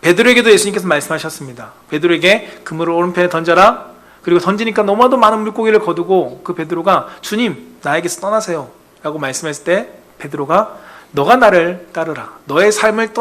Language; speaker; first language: Korean; native; Korean